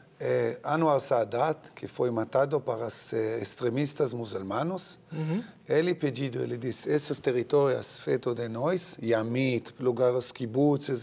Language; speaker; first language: Portuguese; non-native, learner; Hebrew